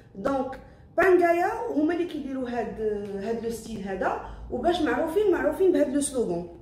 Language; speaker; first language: French; non-native, local second language; Arabic